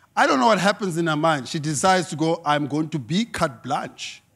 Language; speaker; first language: English; non-native, local second language; Xhosa